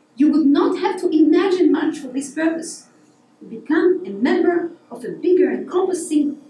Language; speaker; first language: English; non-native, fluent; Hebrew